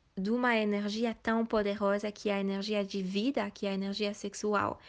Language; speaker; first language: Portuguese; early bilingual, heritage; Portuguese